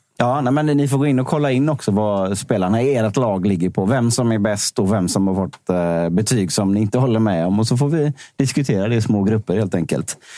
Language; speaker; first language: Swedish; native; Swedish